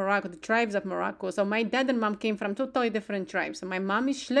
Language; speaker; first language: English; non-native, fluent; Arabic